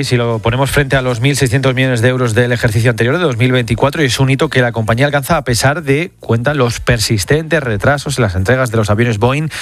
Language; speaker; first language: Spanish; native; Spanish